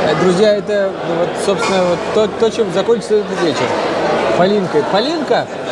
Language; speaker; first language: Russian; native; Russian